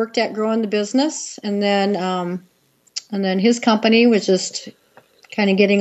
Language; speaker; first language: English; native; English